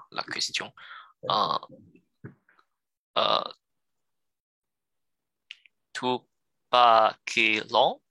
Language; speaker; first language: French; non-native, learner; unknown